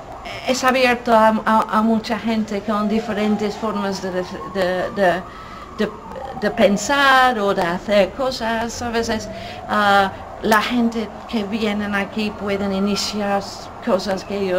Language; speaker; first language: Spanish; non-native, fluent; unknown